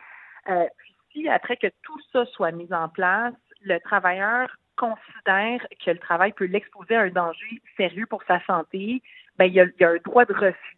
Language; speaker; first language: French; native; French